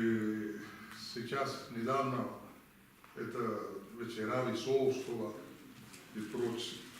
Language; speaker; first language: Russian; non-native, fluent; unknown